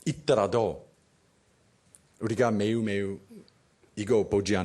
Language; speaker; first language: Korean; non-native, fluent; English